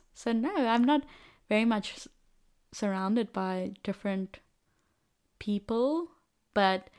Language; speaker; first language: English; non-native, local second language; Afrikaans